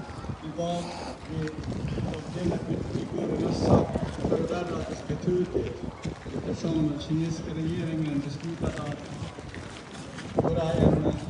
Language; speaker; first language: Swedish; non-native, fluent; Uyghur